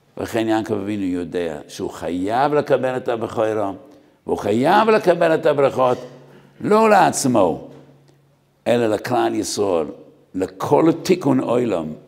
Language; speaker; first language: Hebrew; non-native, fluent; Yiddish